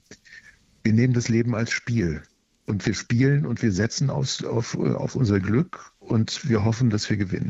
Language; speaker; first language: German; native; German